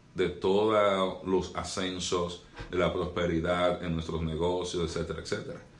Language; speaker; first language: Spanish; native; Spanish